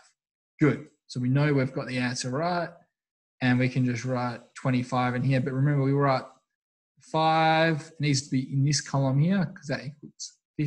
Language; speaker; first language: English; native; English